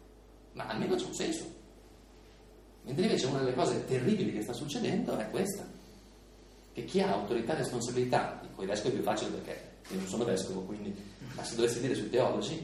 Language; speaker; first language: Italian; native; Italian